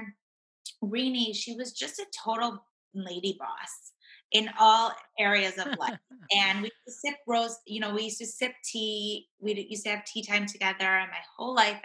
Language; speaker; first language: English; native; English